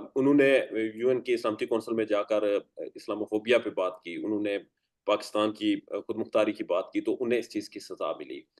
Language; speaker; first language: Urdu; native; Urdu